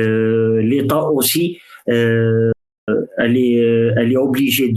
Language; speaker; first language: French; early bilingual, other home language; Arabic